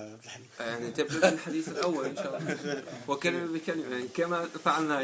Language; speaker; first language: Arabic; non-native, learner; German